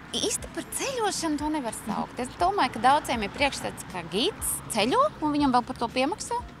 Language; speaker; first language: Latvian; native; Latvian